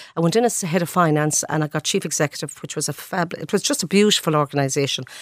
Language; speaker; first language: English; native; English